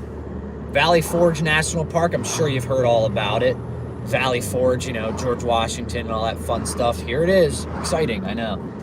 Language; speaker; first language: English; native; English